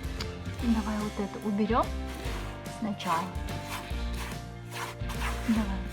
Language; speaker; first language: Russian; non-native, local second language; Kazakh